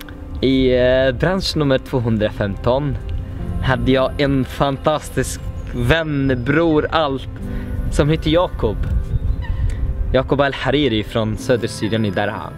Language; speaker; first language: Swedish; non-native, fluent; Arabic